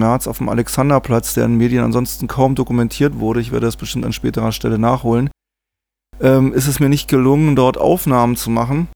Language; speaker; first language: German; native; German